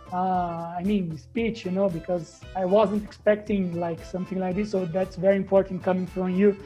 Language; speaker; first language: English; non-native, fluent; Portuguese